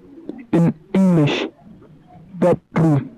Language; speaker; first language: English; non-native, local second language; Khasi